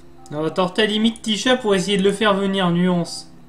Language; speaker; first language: French; native; French